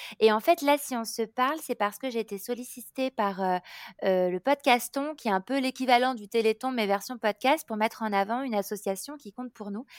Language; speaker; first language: French; native; French